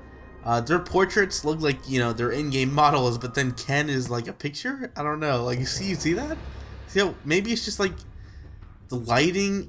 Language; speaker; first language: English; native; English